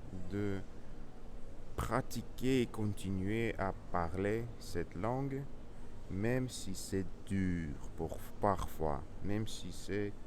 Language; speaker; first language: French; non-native, learner; Russian